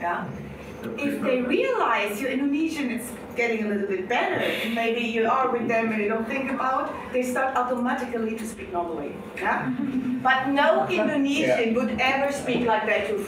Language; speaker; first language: English; non-native, fluent; German